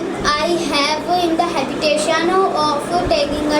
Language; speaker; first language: English; non-native, learner; Hindi